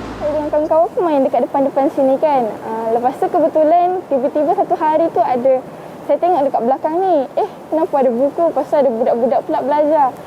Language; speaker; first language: Malay; early bilingual, other home language; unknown